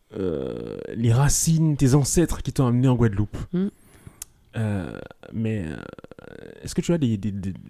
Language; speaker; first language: French; native; French